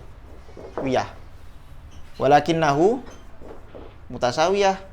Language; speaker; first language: Arabic; non-native, fluent; Indonesian